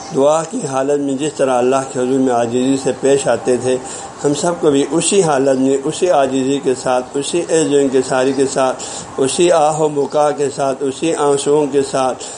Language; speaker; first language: Urdu; non-native, local second language; Balti